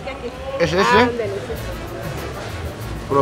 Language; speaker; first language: Spanish; non-native, fluent; German